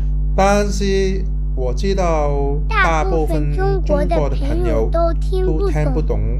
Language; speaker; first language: Chinese; non-native, local second language; Cantonese